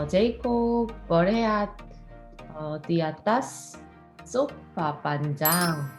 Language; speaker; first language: Indonesian; non-native, learner; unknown